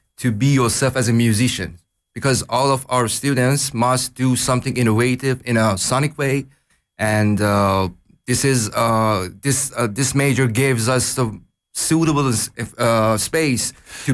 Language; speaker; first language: English; non-native, learner; Persian